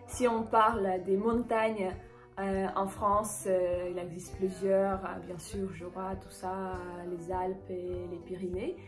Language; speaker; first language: French; non-native, fluent; Ukrainian